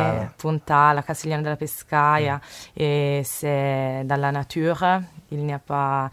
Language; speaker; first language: French; non-native, learner; Italian